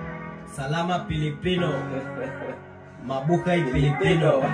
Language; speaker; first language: Filipino; non-native, learner; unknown